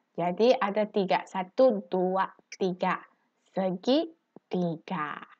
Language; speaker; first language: Malay; non-native, local second language; Chinese